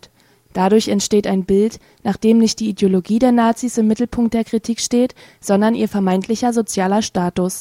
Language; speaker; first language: German; native; German